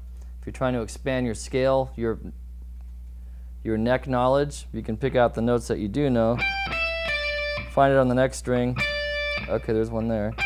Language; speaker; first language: English; native; English